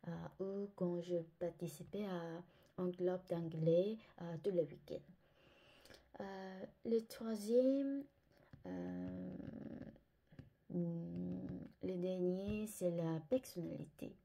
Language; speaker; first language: French; non-native, fluent; Korean